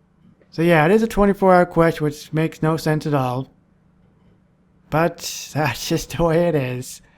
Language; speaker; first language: English; native; English